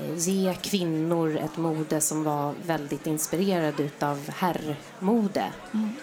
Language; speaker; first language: Swedish; native; Swedish